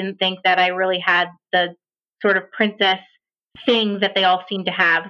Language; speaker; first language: English; native; English